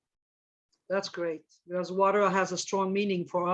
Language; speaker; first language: English; non-native, fluent; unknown